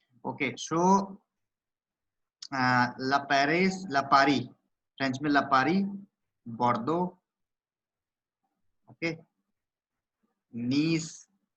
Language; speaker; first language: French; non-native, learner; Hindi